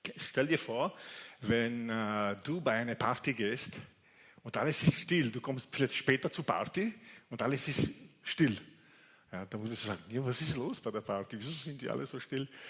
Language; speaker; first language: German; non-native, fluent; Italian